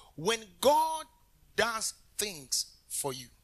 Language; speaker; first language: English; non-native, local second language; Akan